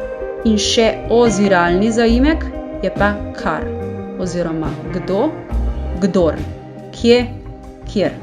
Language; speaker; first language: Slovenian; native; Slovenian